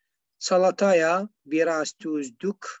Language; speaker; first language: Turkish; non-native, learner; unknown